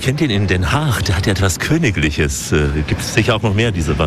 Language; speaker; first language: German; native; German